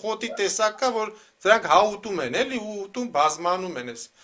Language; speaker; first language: Armenian; native; Armenian